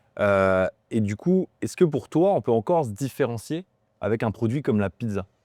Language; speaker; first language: French; native; French